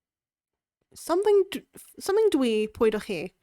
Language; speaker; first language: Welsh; non-native, learner; English